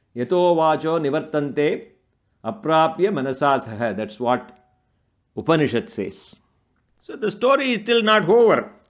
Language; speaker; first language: English; non-native, local second language; Tamil